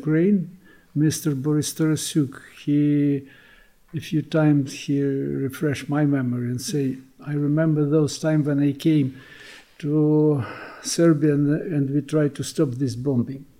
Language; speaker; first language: English; non-native, learner; Ukrainian